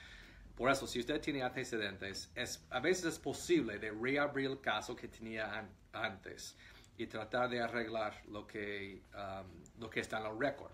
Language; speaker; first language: Spanish; non-native, fluent; English